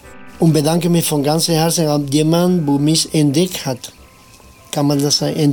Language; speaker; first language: German; non-native, fluent; Spanish